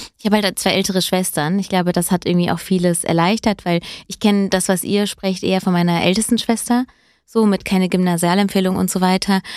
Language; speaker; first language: German; early bilingual, other home language; Italian